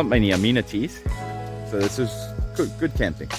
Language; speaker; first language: English; native; English